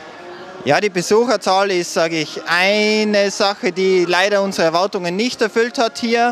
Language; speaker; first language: German; native; German